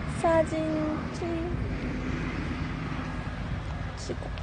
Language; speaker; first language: Korean; non-native, learner; Japanese